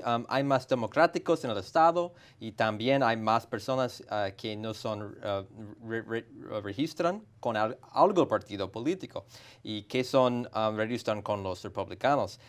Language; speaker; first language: Spanish; non-native, fluent; English